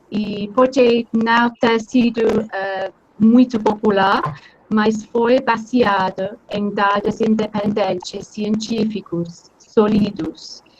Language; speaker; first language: Portuguese; non-native, fluent; English